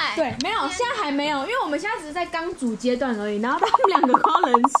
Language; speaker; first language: Chinese; native; Chinese